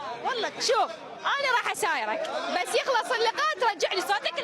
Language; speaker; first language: Arabic; native; Arabic